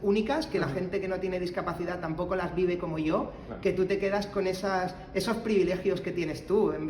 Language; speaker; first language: Spanish; native; Spanish